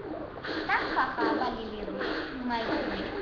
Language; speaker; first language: Hebrew; early bilingual, other home language; Russian